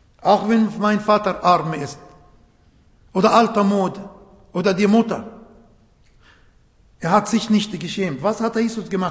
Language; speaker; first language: German; non-native, fluent; Arabic